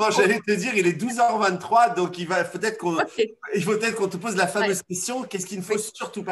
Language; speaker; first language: French; native; French